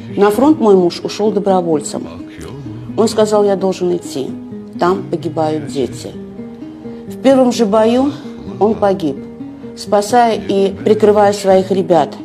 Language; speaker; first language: Russian; native; Russian